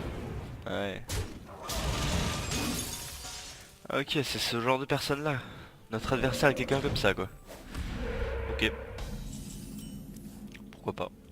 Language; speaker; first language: French; native; French